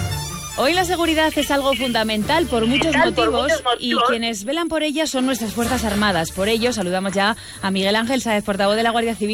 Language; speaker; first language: Spanish; native; Spanish